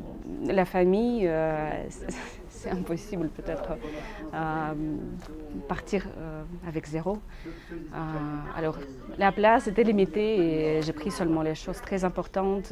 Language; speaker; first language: French; non-native, learner; Russian